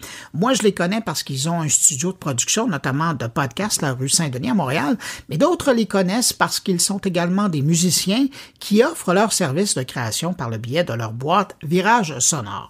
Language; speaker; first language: French; native; French